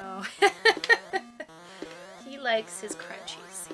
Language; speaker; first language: English; native; English